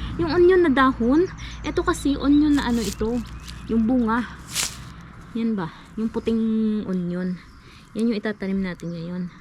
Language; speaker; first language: Filipino; non-native, local second language; Cebuano